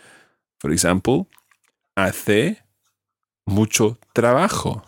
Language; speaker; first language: Spanish; non-native, fluent; English